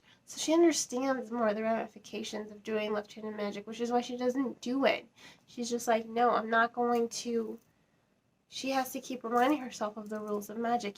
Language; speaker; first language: English; native; English